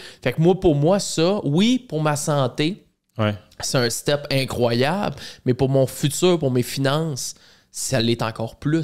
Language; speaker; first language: French; native; French